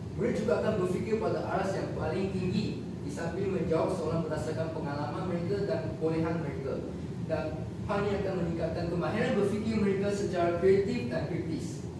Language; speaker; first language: Malay; non-native, local second language; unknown